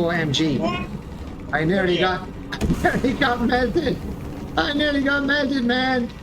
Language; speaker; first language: English; native; English